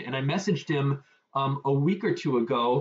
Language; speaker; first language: English; native; English